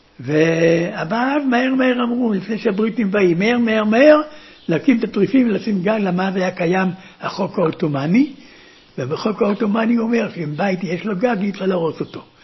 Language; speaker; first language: Hebrew; early bilingual, other home language; German